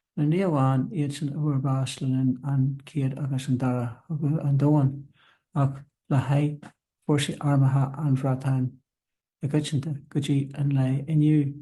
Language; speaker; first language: Irish; non-native, local second language; English